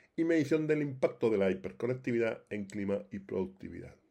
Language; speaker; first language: Spanish; native; Spanish